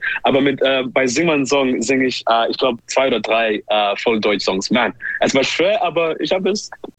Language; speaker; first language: German; non-native, learner; English